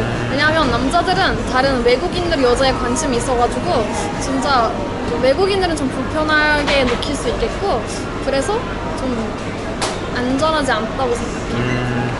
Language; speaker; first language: Korean; non-native, fluent; Turkish